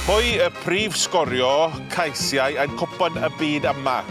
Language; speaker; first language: Welsh; non-native, learner; English